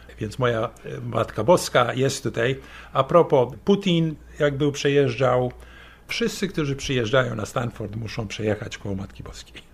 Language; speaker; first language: Polish; early bilingual, heritage; Polish